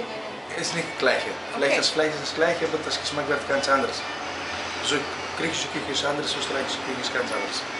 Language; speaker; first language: German; non-native, learner; Greek